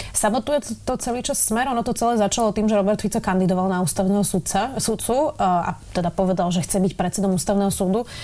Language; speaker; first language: Slovak; native; Slovak